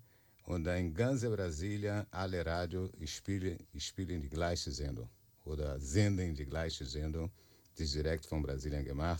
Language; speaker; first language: German; non-native, learner; Portuguese